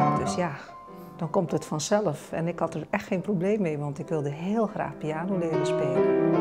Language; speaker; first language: Dutch; non-native, local second language; Papiamento